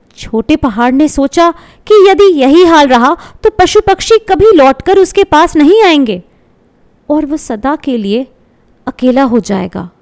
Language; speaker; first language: Hindi; non-native, local second language; Bangla